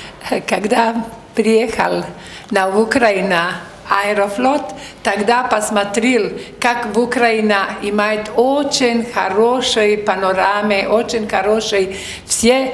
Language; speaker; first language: Russian; non-native, learner; Croatian